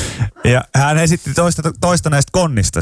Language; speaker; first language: Finnish; native; Finnish